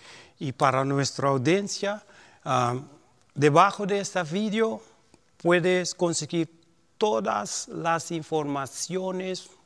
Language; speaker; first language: Spanish; non-native, fluent; Papiamento